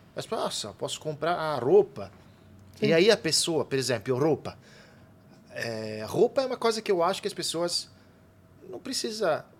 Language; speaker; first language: Portuguese; non-native, fluent; Italian